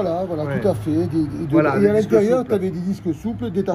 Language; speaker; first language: French; native; French